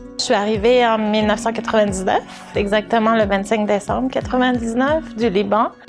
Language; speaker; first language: French; early bilingual, other home language; Arabic